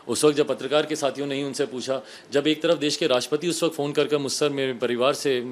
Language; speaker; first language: Hindi; native; Hindi